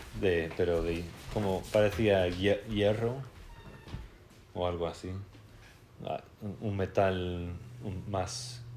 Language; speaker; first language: Spanish; non-native, fluent; English